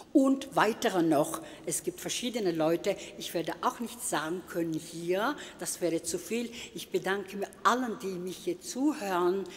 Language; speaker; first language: German; non-native, fluent; Turkish